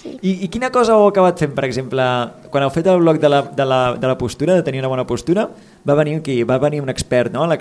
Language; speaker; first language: Catalan; native; Catalan